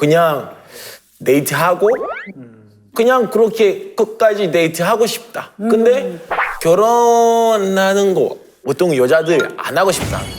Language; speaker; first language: Korean; non-native, learner; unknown